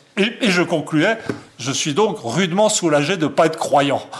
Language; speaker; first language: French; native; French